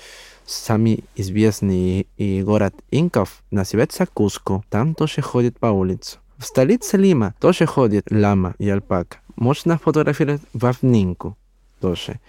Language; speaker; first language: Russian; non-native, learner; Spanish